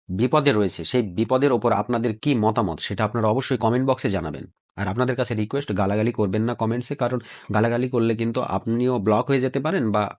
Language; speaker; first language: Bangla; native; Bangla